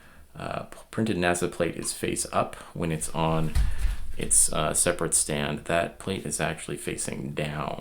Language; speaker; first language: English; native; English